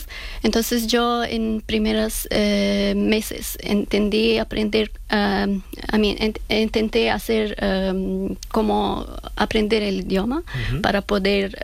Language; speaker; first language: Spanish; non-native, learner; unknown